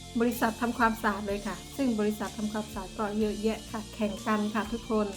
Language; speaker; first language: Thai; non-native, local second language; Northeastern Thai